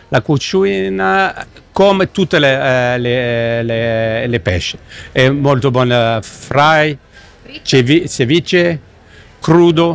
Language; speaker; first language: Italian; non-native, learner; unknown